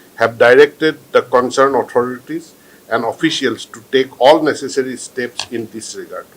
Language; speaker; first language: English; non-native, local second language; Assamese